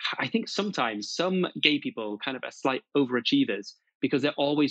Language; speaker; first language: English; native; English